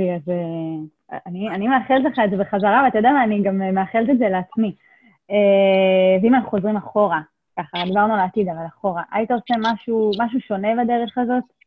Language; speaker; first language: Hebrew; native; Hebrew